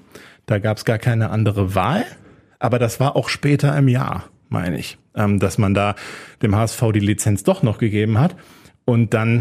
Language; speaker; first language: German; native; German